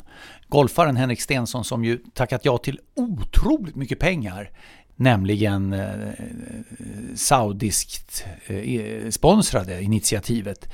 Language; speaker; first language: Swedish; native; Swedish